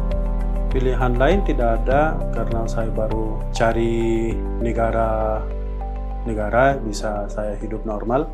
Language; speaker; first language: Indonesian; non-native, learner; Persian